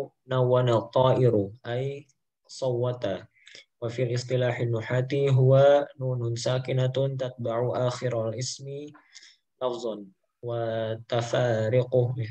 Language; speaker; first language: Arabic; non-native, learner; Indonesian